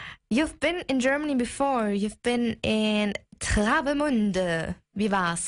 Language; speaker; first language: English; non-native, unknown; German